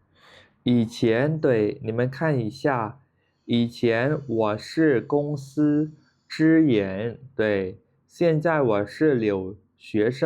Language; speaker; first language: Chinese; non-native, fluent; Khmer